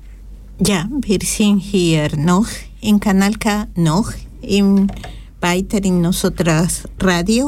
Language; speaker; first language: German; non-native, learner; Spanish